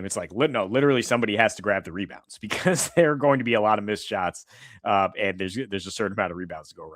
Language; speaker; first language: English; native; English